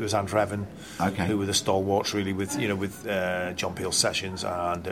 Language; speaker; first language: English; native; English